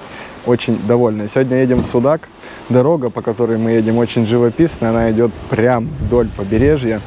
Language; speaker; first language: Russian; native; Russian